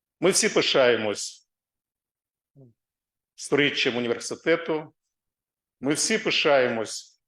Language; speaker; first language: Ukrainian; non-native, local second language; Russian